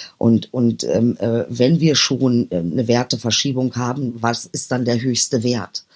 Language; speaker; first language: German; early bilingual, other home language; Turkish